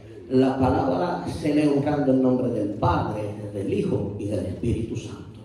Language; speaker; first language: Spanish; native; Spanish